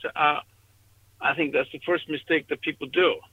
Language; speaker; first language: English; non-native, fluent; Icelandic